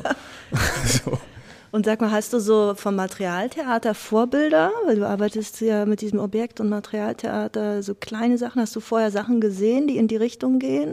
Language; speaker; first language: German; native; German